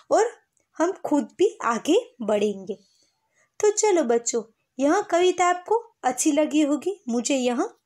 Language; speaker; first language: Hindi; non-native, local second language; Gujarati